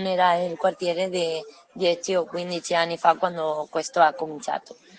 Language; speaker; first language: Italian; non-native, learner; Spanish